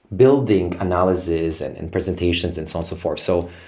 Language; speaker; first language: English; non-native, fluent; Serbian